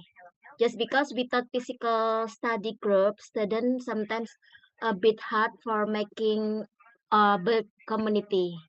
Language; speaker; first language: English; non-native, learner; Indonesian